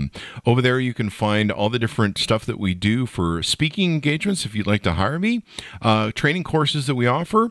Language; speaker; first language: English; native; English